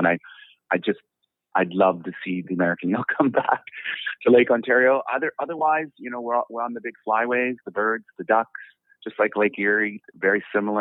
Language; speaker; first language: English; native; English